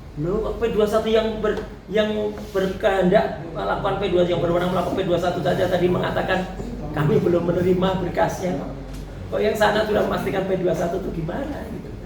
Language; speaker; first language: Indonesian; non-native, local second language; Javanese